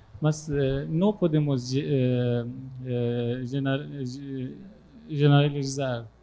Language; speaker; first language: Portuguese; non-native, learner; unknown